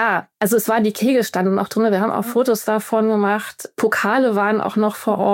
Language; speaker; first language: German; native; German